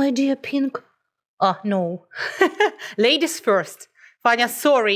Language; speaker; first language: English; non-native, fluent; Russian